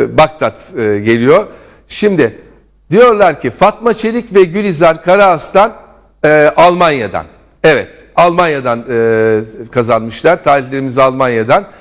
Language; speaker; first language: Turkish; native; Turkish